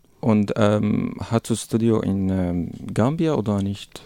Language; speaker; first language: German; non-native, learner; Arabic